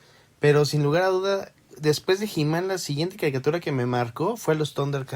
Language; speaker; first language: Spanish; native; Spanish